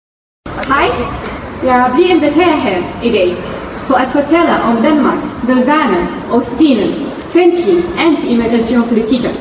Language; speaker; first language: Danish; non-native, fluent; Arabic